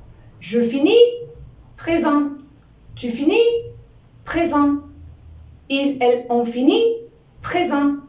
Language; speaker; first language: French; non-native, fluent; Spanish